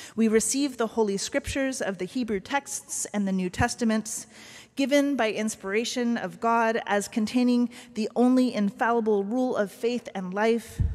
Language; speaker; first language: English; native; English